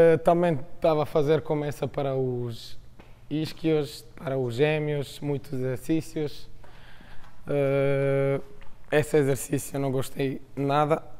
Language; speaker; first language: Portuguese; non-native, fluent; Croatian